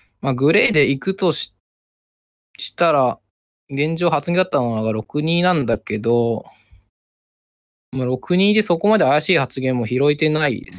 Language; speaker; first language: Japanese; native; Japanese